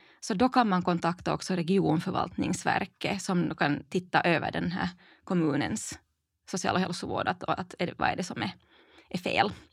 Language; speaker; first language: Swedish; native; Swedish